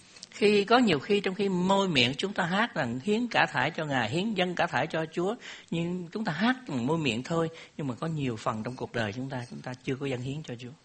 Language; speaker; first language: Vietnamese; native; Vietnamese